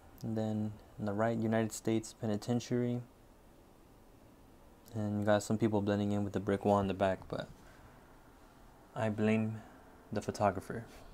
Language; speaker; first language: English; native; English